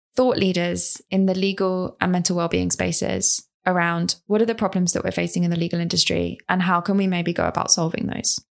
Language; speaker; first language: English; native; English